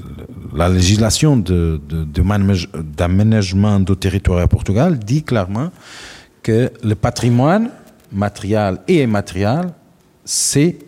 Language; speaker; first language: French; non-native, learner; Portuguese